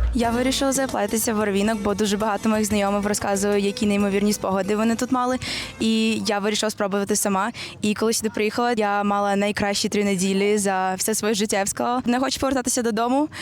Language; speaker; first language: Ukrainian; early bilingual, heritage; Ukrainian